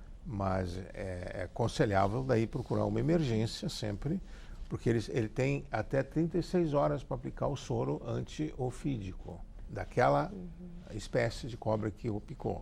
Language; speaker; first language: Portuguese; native; Portuguese